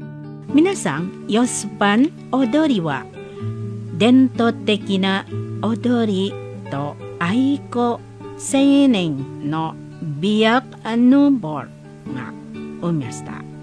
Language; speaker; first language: Japanese; non-native, learner; Indonesian